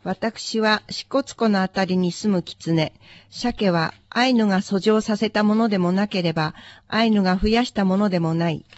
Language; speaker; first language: Japanese; native; Japanese